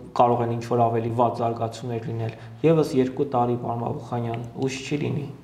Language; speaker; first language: Armenian; native; Armenian